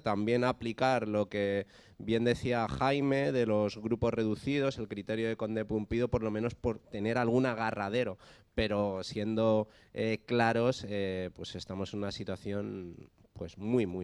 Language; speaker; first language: Spanish; native; Spanish